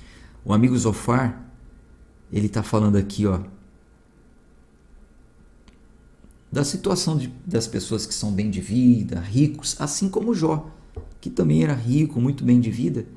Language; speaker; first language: Portuguese; native; Portuguese